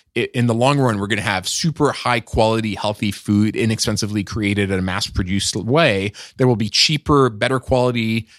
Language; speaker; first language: English; non-native, fluent; French